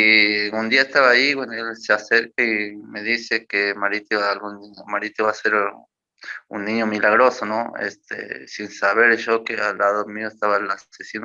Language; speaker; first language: Spanish; native; Spanish